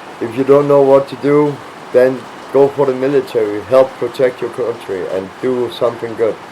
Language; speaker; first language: English; non-native, fluent; Danish